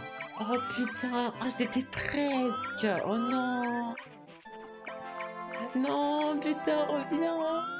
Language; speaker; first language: French; native; French